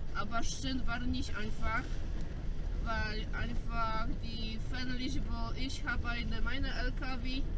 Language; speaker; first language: German; non-native, learner; Polish